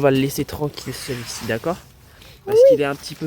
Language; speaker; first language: French; native; French